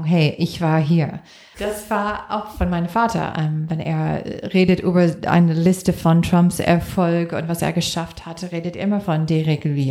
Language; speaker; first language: German; non-native, fluent; English